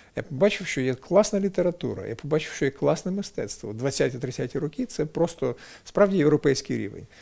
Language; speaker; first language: Ukrainian; non-native, local second language; Russian